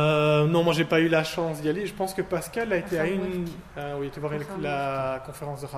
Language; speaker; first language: French; native; French